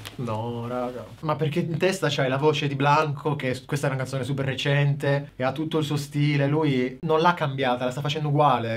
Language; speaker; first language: Italian; native; Italian